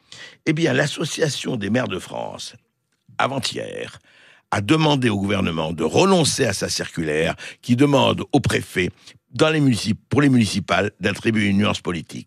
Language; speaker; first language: French; native; French